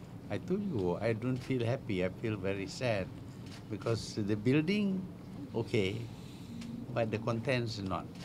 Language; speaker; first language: English; non-native, local second language; Malay